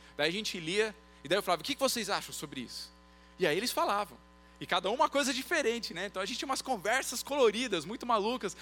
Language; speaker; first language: Portuguese; early bilingual, other home language; English